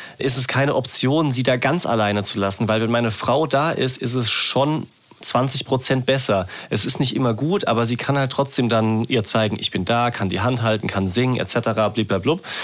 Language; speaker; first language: German; native; German